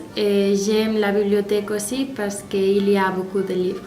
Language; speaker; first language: French; non-native, learner; Spanish